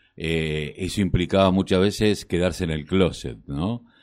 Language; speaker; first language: Spanish; native; Spanish